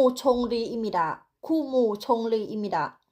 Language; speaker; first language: Korean; non-native, learner; Thai